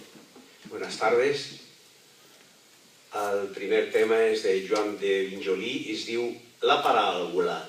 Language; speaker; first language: Catalan; non-native, local second language; Spanish